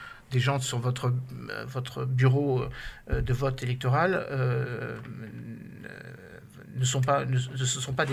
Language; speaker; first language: French; native; French